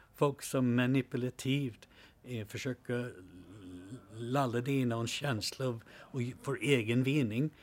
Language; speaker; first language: Swedish; non-native, fluent; English